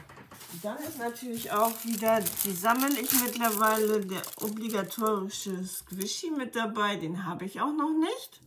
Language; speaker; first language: German; native; German